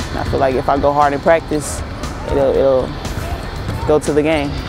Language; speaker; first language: English; native; English